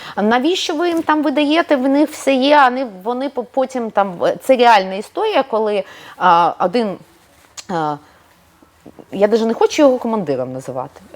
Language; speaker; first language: Ukrainian; non-native, local second language; Russian